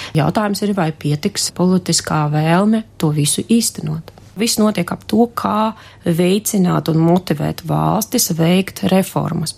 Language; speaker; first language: Latvian; non-native, local second language; Russian